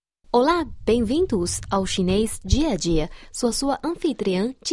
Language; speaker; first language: Portuguese; non-native, fluent; Chinese